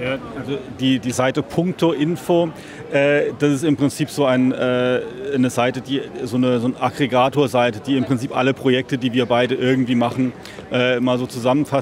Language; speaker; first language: German; native; German